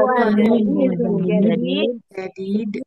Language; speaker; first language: Arabic; non-native, learner; Indonesian